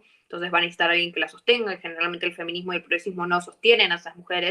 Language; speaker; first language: Spanish; native; Spanish